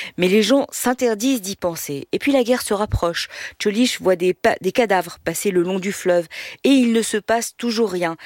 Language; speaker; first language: French; native; French